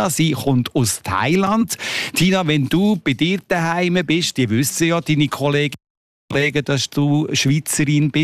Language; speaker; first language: German; native; German